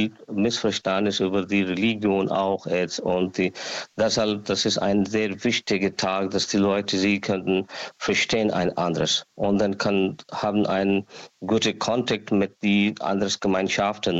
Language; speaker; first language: German; non-native, learner; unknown